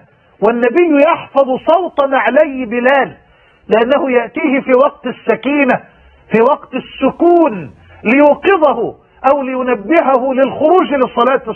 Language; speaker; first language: Arabic; native; Arabic